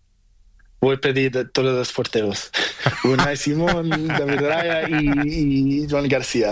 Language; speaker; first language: Spanish; non-native, learner; Portuguese